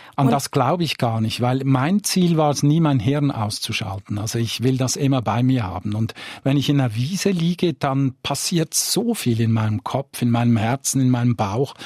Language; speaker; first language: German; native; German